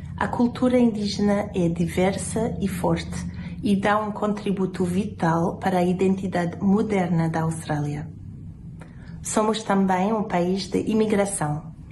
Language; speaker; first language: Portuguese; non-native, fluent; English